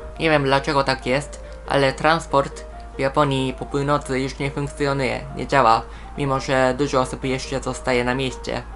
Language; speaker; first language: Polish; non-native, fluent; Japanese